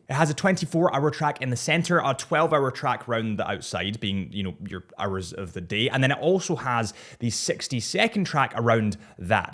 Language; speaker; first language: English; native; English